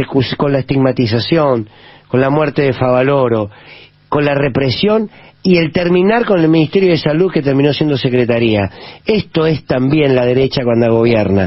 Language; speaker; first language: Spanish; native; Spanish